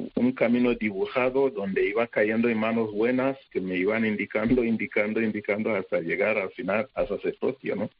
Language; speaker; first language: Spanish; non-native, fluent; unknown